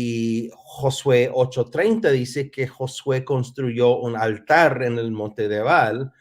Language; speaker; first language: Spanish; non-native, fluent; English